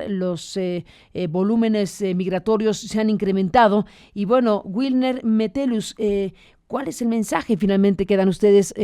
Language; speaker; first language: Spanish; native; Spanish